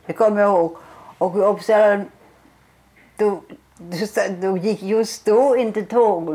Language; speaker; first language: Swedish; non-native, fluent; German